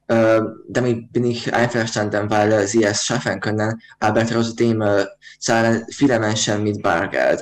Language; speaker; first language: German; non-native, learner; Hungarian